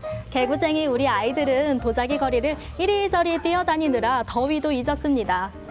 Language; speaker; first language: Korean; native; Korean